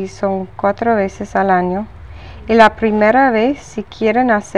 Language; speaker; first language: Spanish; non-native, learner; English